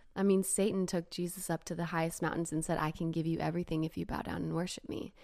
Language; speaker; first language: English; native; English